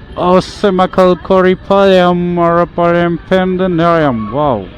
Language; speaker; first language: English; non-native, local second language; Tamil